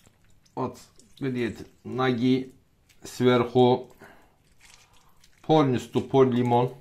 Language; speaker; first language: Russian; non-native, learner; Turkish